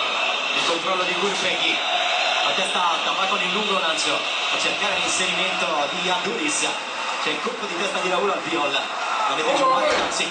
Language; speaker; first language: Italian; native; Italian